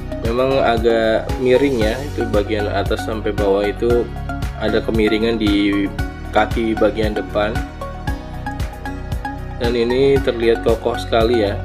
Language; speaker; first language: Indonesian; native; Indonesian